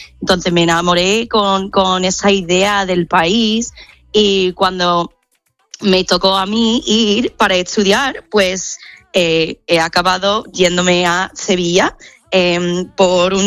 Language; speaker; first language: Spanish; non-native, fluent; English